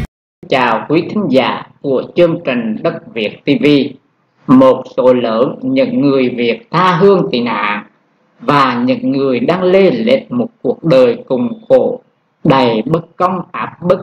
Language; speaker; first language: Vietnamese; native; Vietnamese